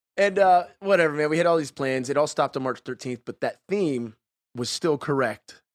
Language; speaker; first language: English; native; English